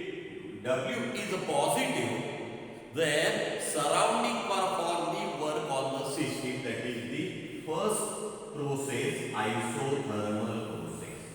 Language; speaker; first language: English; non-native, local second language; Marathi